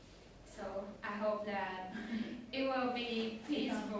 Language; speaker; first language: English; non-native, learner; Chinese